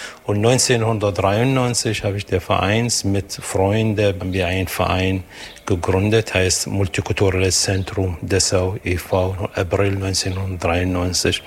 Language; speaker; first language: German; non-native, fluent; Arabic